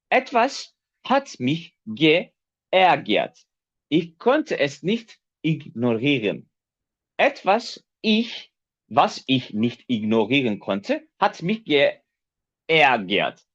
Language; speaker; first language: German; non-native, fluent; Turkish